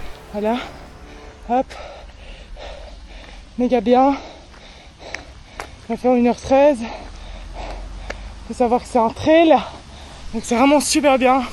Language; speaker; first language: French; native; French